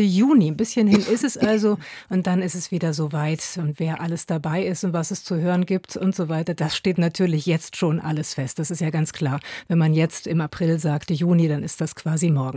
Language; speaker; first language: German; native; German